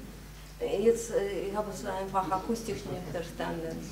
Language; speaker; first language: German; non-native, fluent; Russian